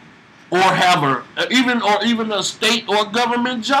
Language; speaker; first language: English; native; English